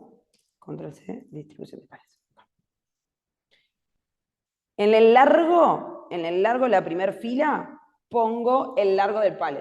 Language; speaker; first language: Spanish; native; Spanish